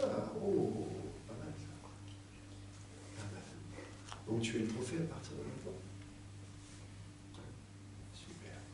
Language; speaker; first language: French; native; French